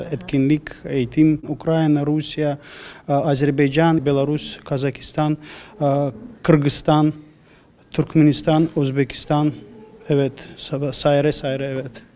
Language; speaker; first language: Turkish; non-native, learner; Russian